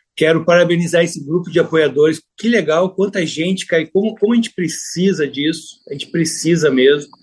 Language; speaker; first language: Portuguese; native; Portuguese